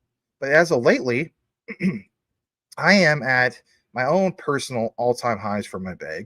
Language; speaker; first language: English; native; English